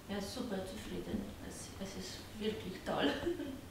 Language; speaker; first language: German; non-native, learner; Polish